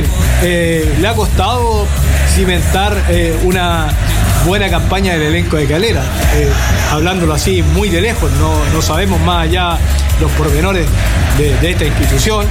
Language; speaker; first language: Spanish; native; Spanish